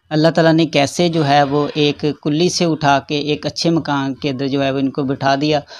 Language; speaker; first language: Urdu; non-native, local second language; Punjabi